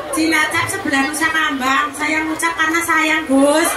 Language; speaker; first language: Indonesian; non-native, local second language; Javanese